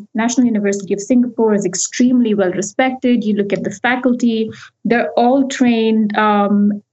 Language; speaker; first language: English; non-native, local second language; Hindi